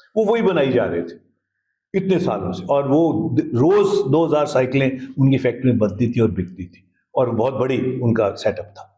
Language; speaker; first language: Urdu; native; Urdu